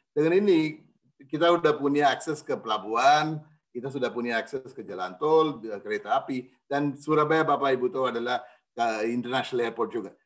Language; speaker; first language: Indonesian; non-native, fluent; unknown